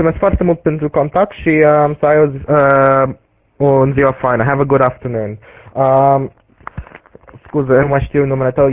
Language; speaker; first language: Romanian; early bilingual, heritage; English